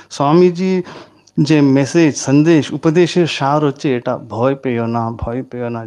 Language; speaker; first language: Bangla; native; Bangla